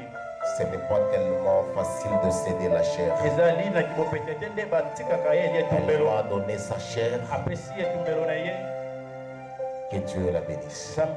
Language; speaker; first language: French; non-native, local second language; Lingala